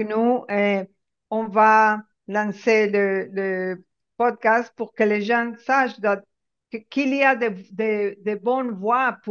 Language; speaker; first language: French; non-native, fluent; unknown